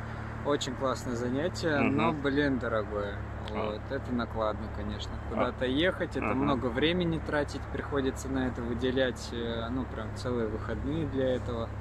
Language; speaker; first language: Russian; native; Russian